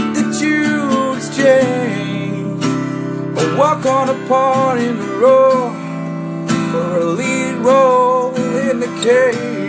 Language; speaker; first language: English; non-native, fluent; Indonesian